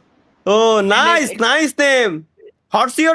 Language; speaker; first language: English; non-native, learner; Bangla